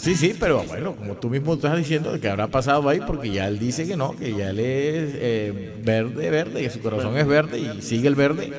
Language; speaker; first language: Spanish; native; Spanish